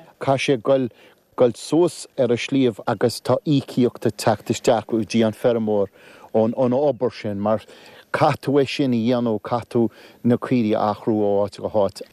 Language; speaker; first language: Irish; native; Irish